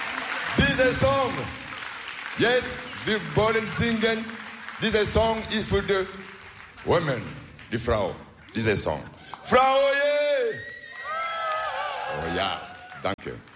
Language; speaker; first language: English; non-native, learner; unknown